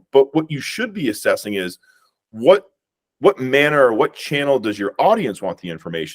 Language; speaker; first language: English; native; English